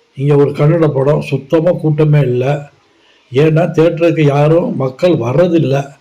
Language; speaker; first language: Tamil; native; Tamil